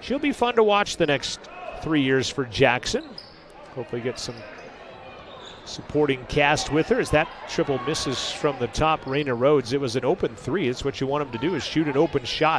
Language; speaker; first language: English; native; English